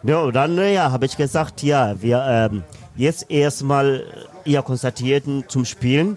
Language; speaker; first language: German; non-native, learner; Swahili